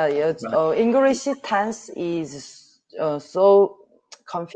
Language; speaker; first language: English; non-native, learner; Korean